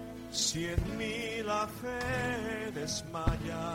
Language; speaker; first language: Spanish; early bilingual, heritage; Spanish